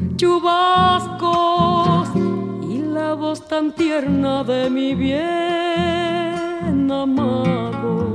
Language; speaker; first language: French; non-native, fluent; Spanish